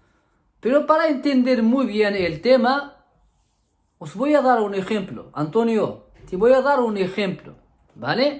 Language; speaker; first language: Spanish; non-native, fluent; Arabic